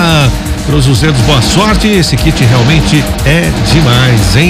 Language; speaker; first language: Portuguese; native; Portuguese